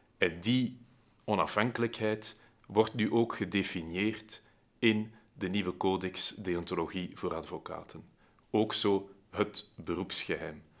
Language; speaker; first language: Dutch; native; Dutch